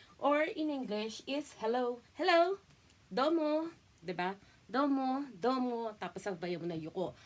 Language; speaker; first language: Filipino; native; Filipino